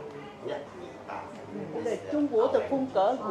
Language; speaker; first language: Chinese; early bilingual, heritage; Chinese